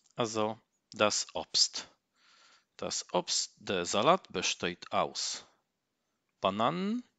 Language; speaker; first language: German; non-native, fluent; Polish